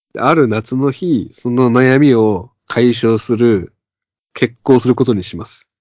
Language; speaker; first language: Japanese; native; Japanese